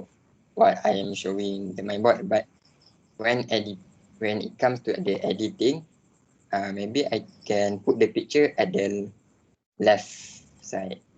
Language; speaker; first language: English; non-native, local second language; Malay